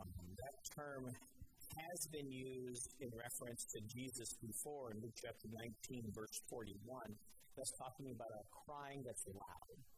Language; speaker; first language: English; native; English